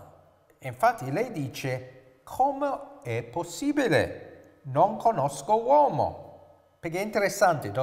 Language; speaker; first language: Italian; non-native, fluent; English